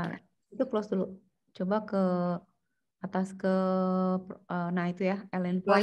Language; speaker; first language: Indonesian; native; Indonesian